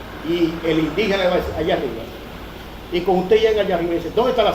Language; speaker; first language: Spanish; native; Spanish